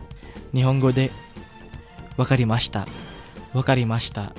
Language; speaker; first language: Japanese; non-native, fluent; Indonesian